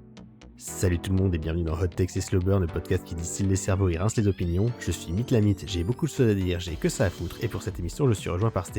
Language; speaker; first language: French; native; French